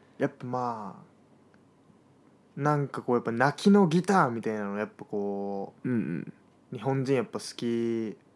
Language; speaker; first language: Japanese; native; Japanese